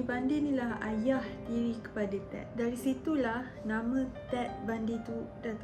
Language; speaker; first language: Malay; native; Malay